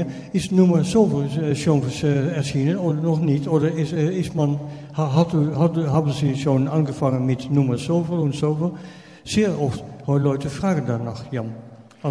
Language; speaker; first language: German; non-native, fluent; Dutch